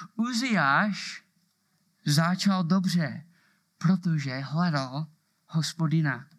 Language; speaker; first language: Czech; native; Czech